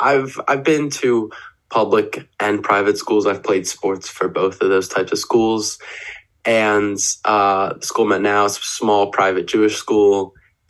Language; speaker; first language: English; native; English